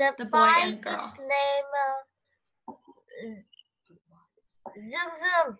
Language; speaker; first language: English; non-native, learner; Vietnamese